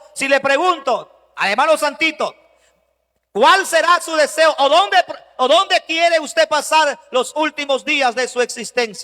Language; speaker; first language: Spanish; native; Spanish